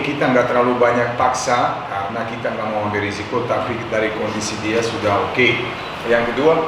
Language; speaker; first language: Indonesian; non-native, fluent; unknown